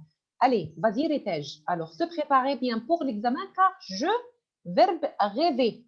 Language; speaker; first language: French; non-native, fluent; Arabic